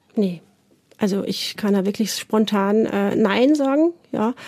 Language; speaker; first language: German; early bilingual, other home language; Turkish